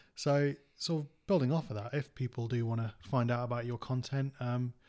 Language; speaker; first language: English; native; English